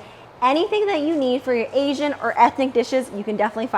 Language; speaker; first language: English; native; English